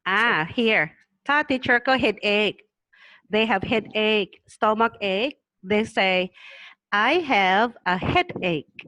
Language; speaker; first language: English; non-native, learner; Thai